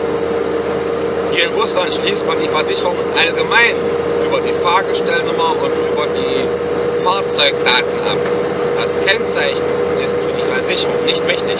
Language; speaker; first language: German; native; German